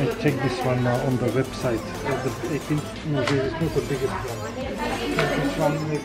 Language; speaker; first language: English; non-native, learner; Dutch